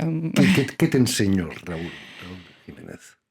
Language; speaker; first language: Spanish; native; Spanish